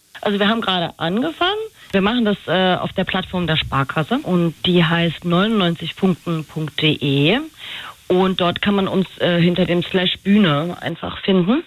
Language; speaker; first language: German; native; German